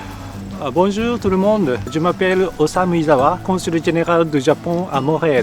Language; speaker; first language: French; non-native, fluent; Japanese